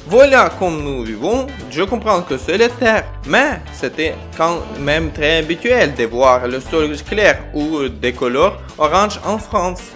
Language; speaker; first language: French; non-native, learner; Ukrainian